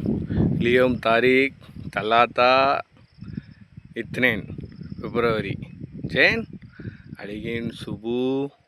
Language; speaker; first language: Arabic; non-native, learner; Tamil